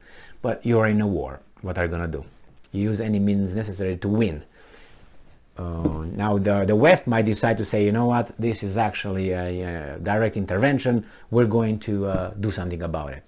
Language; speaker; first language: English; non-native, fluent; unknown